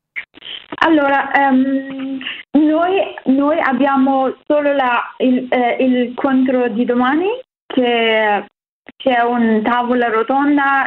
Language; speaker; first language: Italian; non-native, learner; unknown